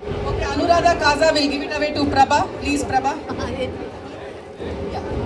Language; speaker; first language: English; non-native, local second language; Telugu